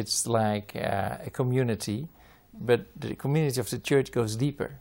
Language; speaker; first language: English; non-native, fluent; Dutch